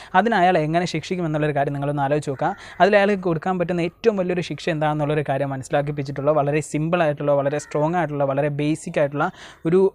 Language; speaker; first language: Malayalam; native; Malayalam